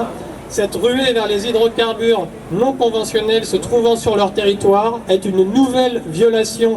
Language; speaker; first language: French; native; French